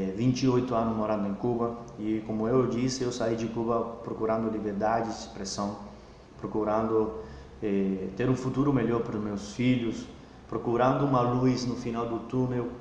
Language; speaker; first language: Portuguese; non-native, fluent; Spanish